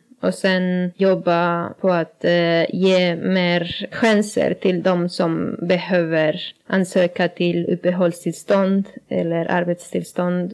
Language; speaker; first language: Swedish; non-native, learner; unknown